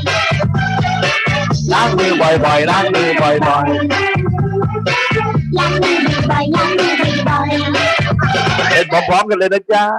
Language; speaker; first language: Thai; native; Thai